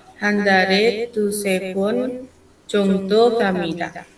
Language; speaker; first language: Korean; non-native, learner; Indonesian